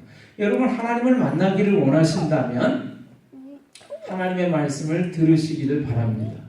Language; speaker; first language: Korean; native; Korean